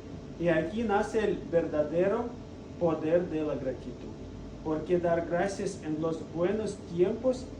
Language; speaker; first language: Spanish; non-native, fluent; Russian